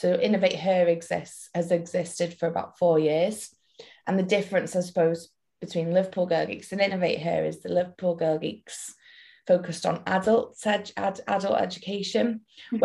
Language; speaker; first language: English; native; English